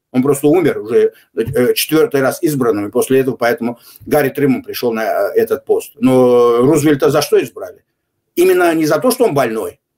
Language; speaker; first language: Russian; non-native, local second language; Azerbaijani